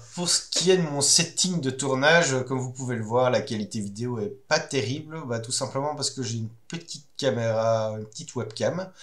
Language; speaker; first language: French; native; French